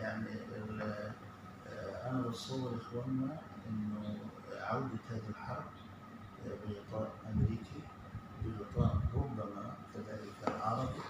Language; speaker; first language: Arabic; native; Arabic